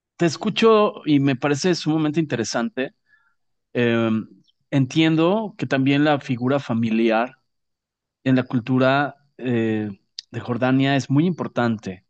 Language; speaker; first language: Spanish; native; Spanish